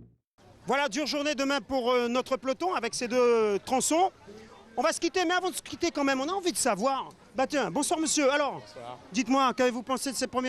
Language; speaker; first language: French; native; French